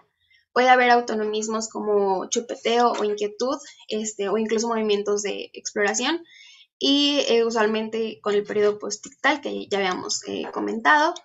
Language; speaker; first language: Spanish; native; Spanish